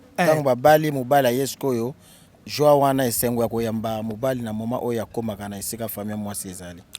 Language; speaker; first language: Lingala; non-native, local second language; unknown